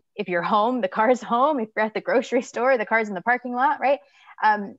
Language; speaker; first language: English; native; English